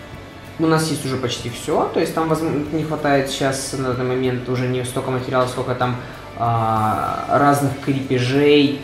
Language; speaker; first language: Russian; non-native, local second language; Ukrainian